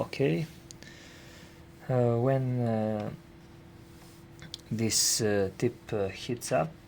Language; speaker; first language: English; non-native, learner; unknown